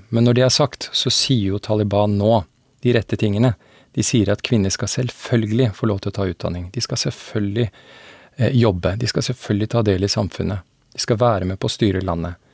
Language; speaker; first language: Norwegian; early bilingual, other home language; Persian